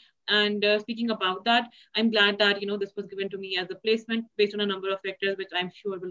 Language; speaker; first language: English; non-native, local second language; Urdu